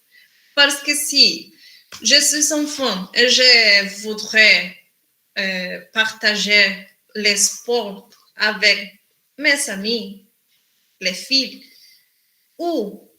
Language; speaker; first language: French; non-native, learner; Spanish